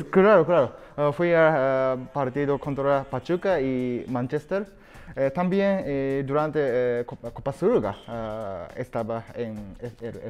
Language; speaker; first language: Spanish; non-native, fluent; Japanese